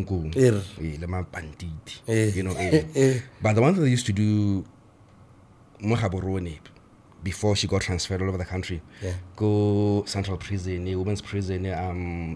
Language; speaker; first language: English; non-native, local second language; Tswana